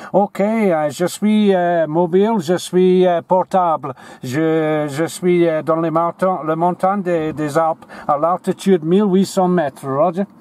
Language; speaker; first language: French; non-native, learner; English